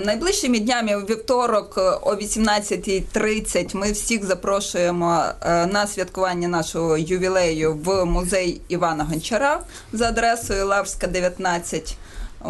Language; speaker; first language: Ukrainian; native; Ukrainian